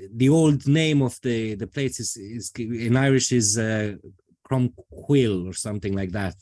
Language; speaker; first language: English; non-native, fluent; Romanian